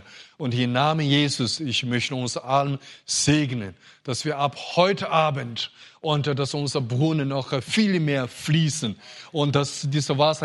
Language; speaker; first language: German; non-native, fluent; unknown